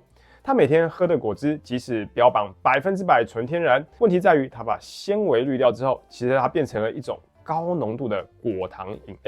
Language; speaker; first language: Chinese; native; Chinese